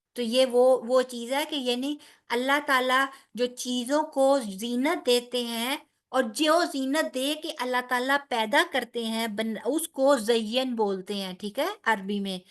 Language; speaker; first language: Urdu; non-native, local second language; Punjabi